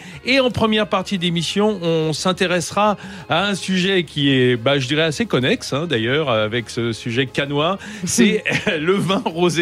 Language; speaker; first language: French; native; French